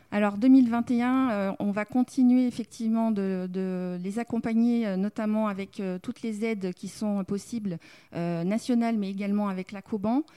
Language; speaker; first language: French; native; French